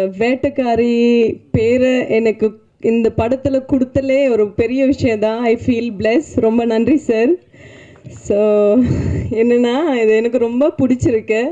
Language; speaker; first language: Tamil; non-native, fluent; Punjabi